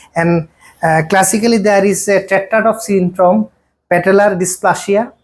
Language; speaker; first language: English; non-native, local second language; Bangla